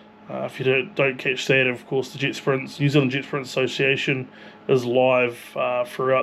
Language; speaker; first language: English; native; English